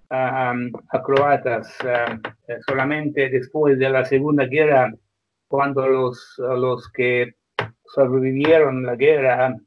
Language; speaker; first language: Spanish; non-native, fluent; Croatian